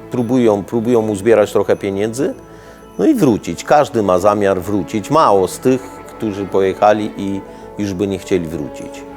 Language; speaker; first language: Polish; early bilingual, heritage; Romanian